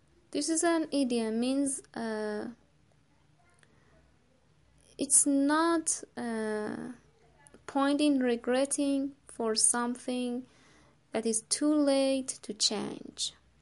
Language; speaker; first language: English; non-native, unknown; Persian